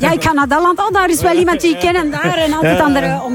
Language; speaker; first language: Dutch; native; Dutch